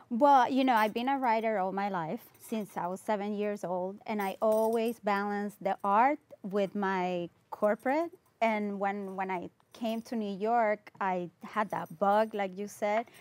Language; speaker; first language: English; non-native, fluent; Spanish